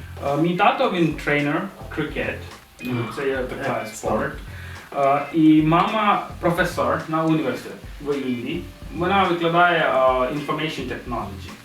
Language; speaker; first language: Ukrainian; non-native, learner; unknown